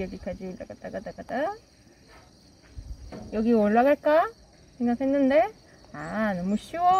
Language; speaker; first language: Korean; non-native, learner; Russian